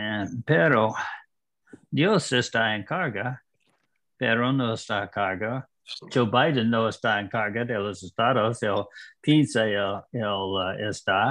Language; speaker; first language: Spanish; non-native, learner; English